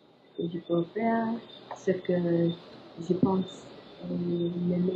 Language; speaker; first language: French; non-native, learner; English